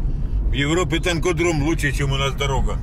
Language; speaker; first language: Russian; non-native, local second language; Ukrainian